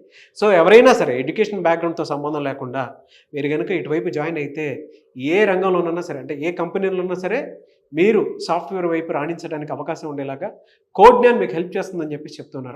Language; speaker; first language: Telugu; native; Telugu